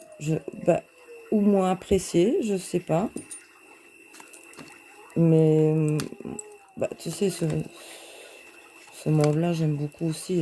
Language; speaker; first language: French; native; French